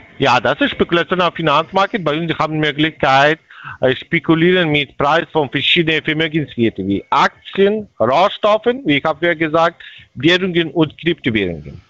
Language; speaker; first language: German; non-native, learner; Bulgarian